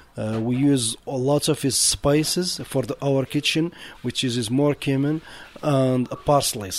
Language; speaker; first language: English; non-native, learner; Arabic